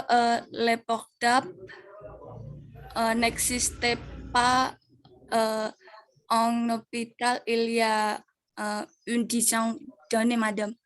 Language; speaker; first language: French; non-native, learner; Indonesian